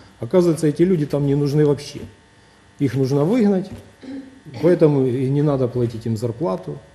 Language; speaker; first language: Russian; native; Russian